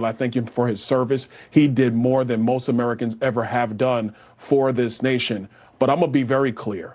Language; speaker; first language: English; native; English